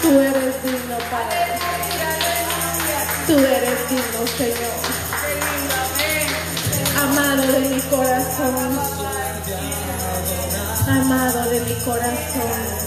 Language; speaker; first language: Spanish; native; Spanish